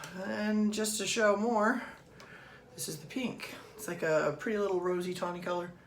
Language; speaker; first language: English; native; English